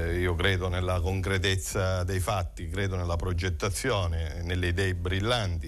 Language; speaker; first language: Italian; native; Italian